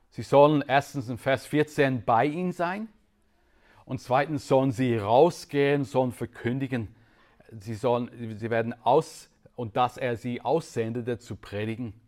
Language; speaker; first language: German; non-native, fluent; English